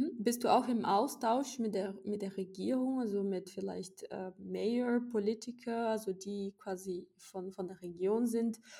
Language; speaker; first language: German; non-native, fluent; Portuguese